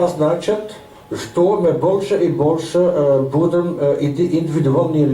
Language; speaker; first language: Russian; non-native, learner; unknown